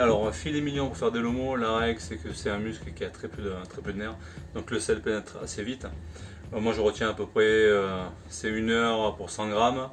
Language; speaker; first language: French; native; French